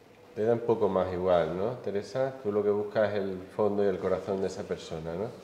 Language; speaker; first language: Spanish; native; Spanish